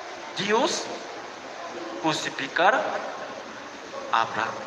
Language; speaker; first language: Spanish; non-native, learner; Korean